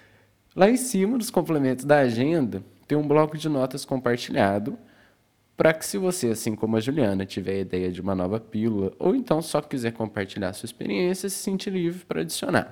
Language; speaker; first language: Portuguese; native; Portuguese